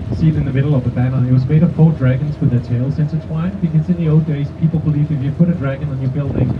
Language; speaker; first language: English; non-native, fluent; Danish